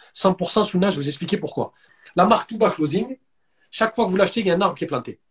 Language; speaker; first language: French; native; French